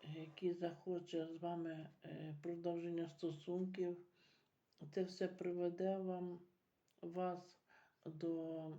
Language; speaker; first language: Ukrainian; native; Ukrainian